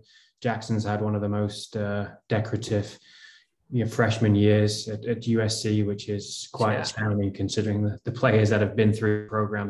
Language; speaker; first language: English; native; English